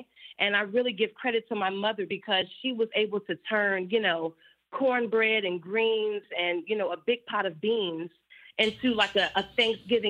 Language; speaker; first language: English; native; English